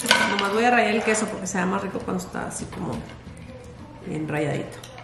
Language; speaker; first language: Spanish; native; Spanish